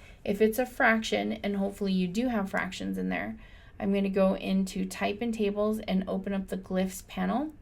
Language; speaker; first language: English; native; English